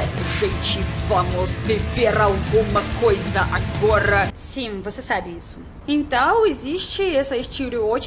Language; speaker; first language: Portuguese; non-native, learner; Russian